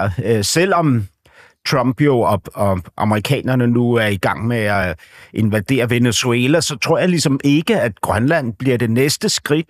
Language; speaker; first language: Danish; native; Danish